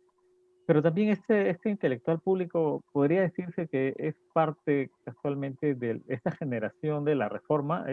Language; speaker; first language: Spanish; native; Spanish